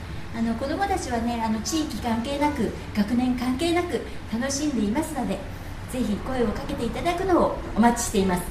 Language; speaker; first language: Japanese; native; Japanese